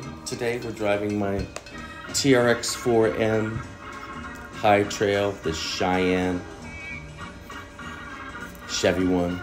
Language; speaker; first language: English; native; English